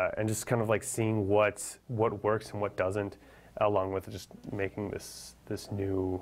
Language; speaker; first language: English; native; English